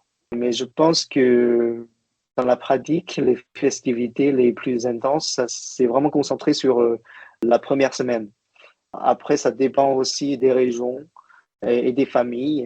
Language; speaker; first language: French; non-native, fluent; Chinese